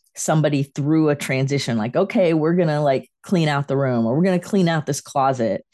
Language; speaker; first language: English; native; English